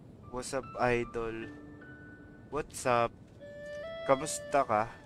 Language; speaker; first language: English; non-native, local second language; Filipino